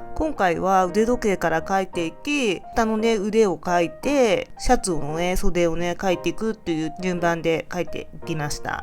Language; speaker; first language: Japanese; native; Japanese